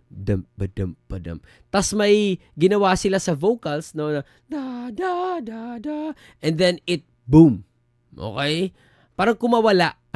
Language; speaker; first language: Filipino; non-native, local second language; Cebuano